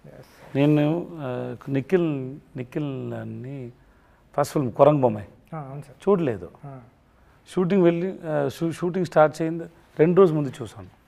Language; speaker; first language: Telugu; non-native, learner; Tamil